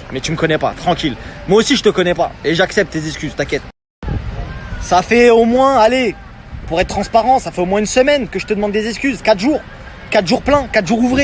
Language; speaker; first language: French; native; French